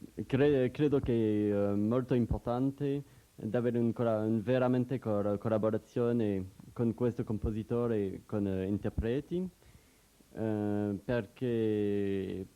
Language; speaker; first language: Italian; non-native, learner; French